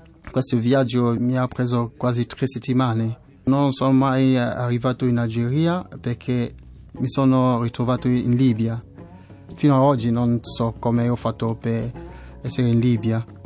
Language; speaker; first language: Italian; non-native, fluent; French